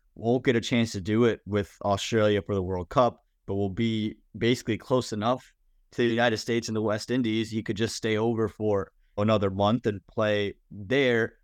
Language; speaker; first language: English; native; English